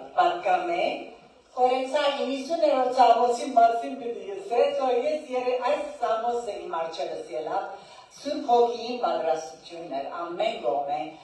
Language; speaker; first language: Armenian; early bilingual, heritage; Armenian